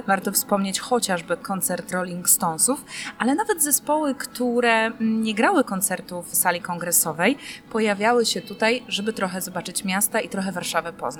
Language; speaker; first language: Polish; native; Polish